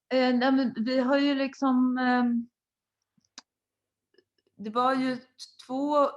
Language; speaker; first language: Swedish; native; Swedish